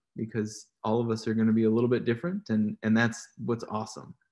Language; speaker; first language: English; native; English